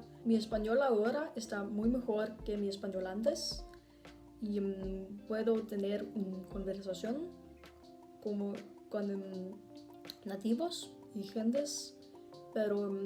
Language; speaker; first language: Spanish; non-native, learner; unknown